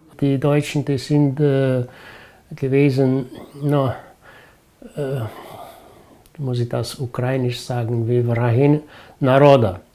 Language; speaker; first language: German; early bilingual, heritage; German